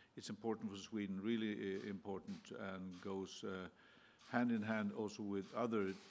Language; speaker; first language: English; non-native, fluent; Swedish